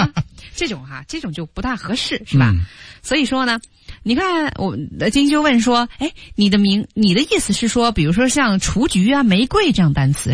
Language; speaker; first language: Chinese; native; Chinese